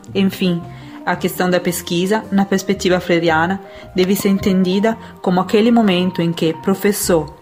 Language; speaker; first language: Portuguese; non-native, fluent; Italian